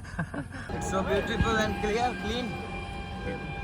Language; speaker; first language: English; non-native, learner; Hindi